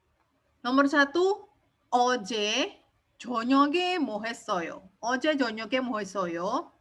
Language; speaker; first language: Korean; non-native, fluent; Indonesian